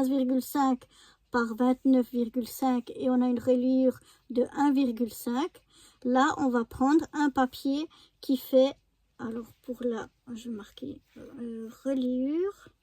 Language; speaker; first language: French; native; French